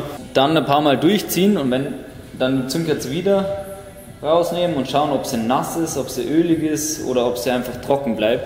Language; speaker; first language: German; native; German